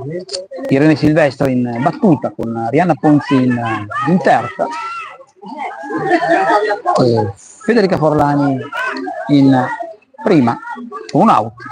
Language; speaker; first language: Italian; native; Italian